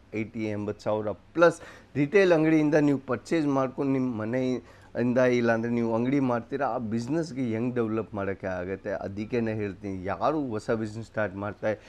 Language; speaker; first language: Kannada; non-native, local second language; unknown